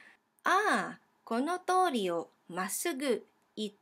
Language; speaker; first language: Japanese; non-native, fluent; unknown